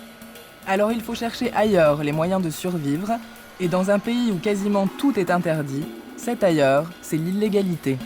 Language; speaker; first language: French; native; French